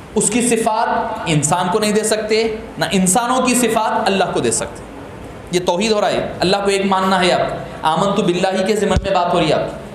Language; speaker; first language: Urdu; native; Urdu